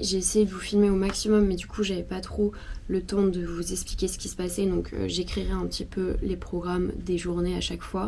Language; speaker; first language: French; native; French